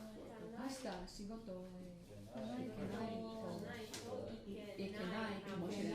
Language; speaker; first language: Japanese; non-native, learner; English